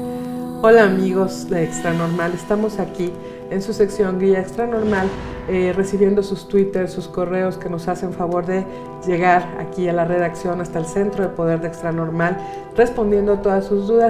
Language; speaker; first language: Spanish; native; Spanish